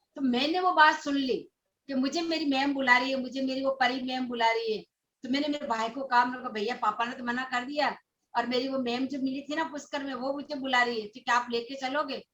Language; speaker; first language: Hindi; non-native, local second language; Rajasthani